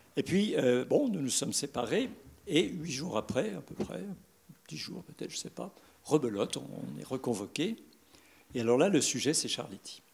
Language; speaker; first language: French; native; French